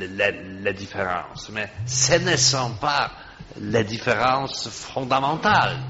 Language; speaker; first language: French; non-native, fluent; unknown